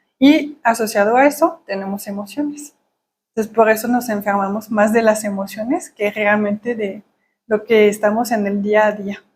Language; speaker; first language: Spanish; non-native, fluent; French